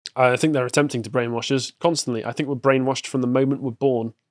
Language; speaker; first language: English; native; English